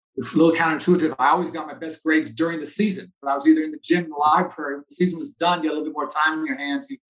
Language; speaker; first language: English; native; English